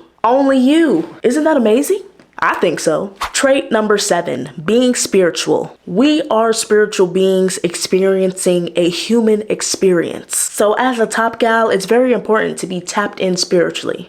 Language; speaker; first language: English; native; English